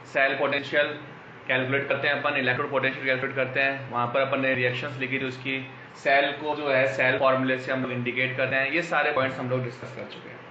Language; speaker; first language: Hindi; native; Hindi